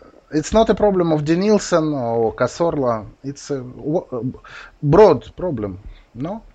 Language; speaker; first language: English; non-native, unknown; Russian